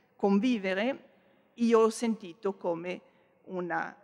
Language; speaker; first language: Italian; non-native, fluent; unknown